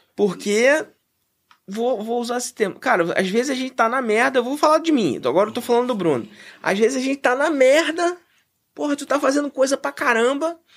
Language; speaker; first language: Portuguese; native; Portuguese